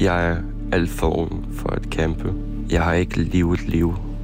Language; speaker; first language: Danish; non-native, fluent; Ukrainian